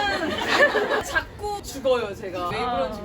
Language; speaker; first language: Korean; native; Korean